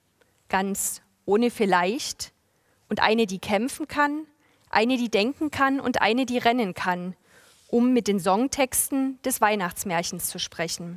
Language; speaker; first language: German; native; German